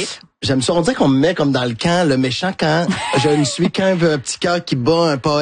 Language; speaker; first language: French; native; French